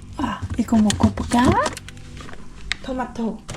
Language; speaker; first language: Korean; non-native, learner; Vietnamese